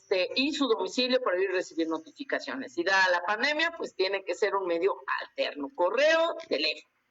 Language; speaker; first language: Spanish; native; Spanish